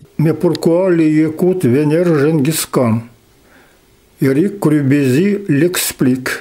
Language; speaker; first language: French; non-native, fluent; Yakut